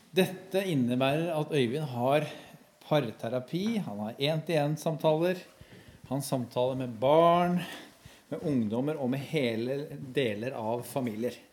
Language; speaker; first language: Norwegian; native; Norwegian